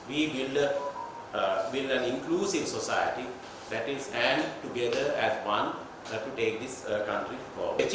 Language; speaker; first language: English; non-native, local second language; Sinhala